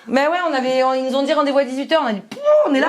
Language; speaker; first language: French; native; French